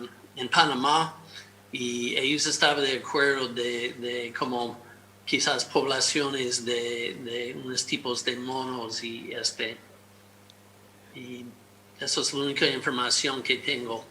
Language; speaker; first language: Spanish; non-native, fluent; English